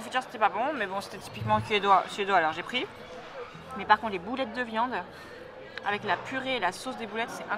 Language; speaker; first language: French; native; French